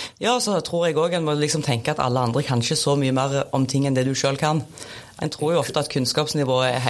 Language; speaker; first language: Norwegian; native; Norwegian